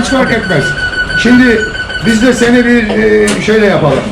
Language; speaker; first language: Turkish; native; Turkish